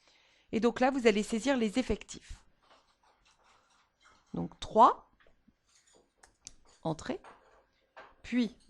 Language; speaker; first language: French; native; French